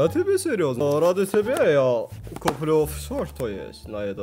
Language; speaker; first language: Russian; non-native, learner; Tajik